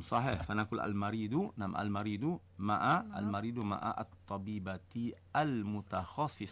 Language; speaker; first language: Arabic; non-native, fluent; Malay